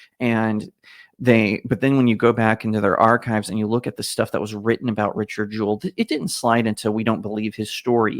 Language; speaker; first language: English; native; English